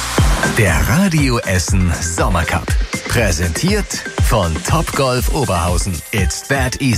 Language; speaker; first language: German; native; German